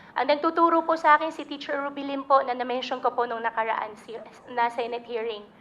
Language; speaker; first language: Filipino; native; Filipino